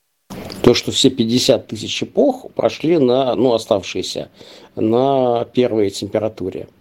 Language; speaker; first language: Russian; native; Russian